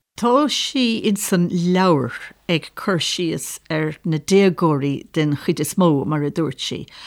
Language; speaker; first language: Irish; native; Irish